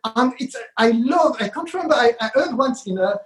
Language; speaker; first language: English; non-native, fluent; Hebrew